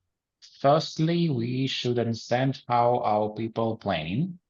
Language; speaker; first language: English; non-native, learner; Ukrainian